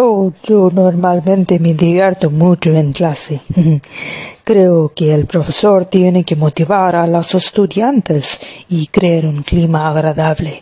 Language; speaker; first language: Spanish; non-native, learner; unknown